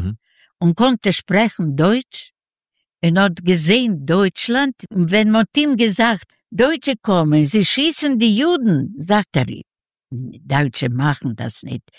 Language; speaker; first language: German; non-native, learner; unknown